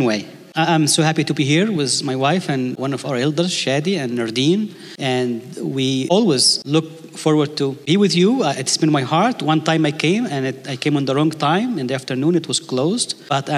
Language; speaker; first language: English; non-native, fluent; Arabic